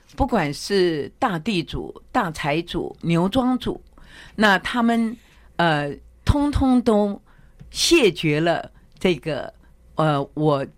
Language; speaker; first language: Chinese; native; Chinese